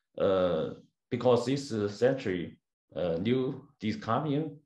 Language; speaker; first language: English; non-native, learner; Chinese